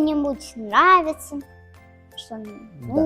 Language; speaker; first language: Russian; non-native, local second language; Tajik